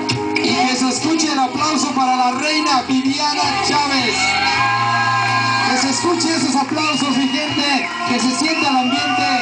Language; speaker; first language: Spanish; native; Spanish